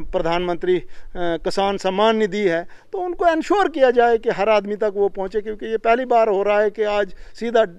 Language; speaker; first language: Hindi; native; Hindi